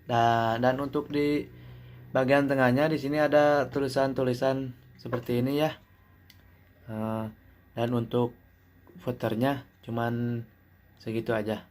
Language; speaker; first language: Indonesian; native; Indonesian